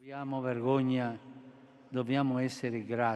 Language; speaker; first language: Italian; early bilingual, heritage; Spanish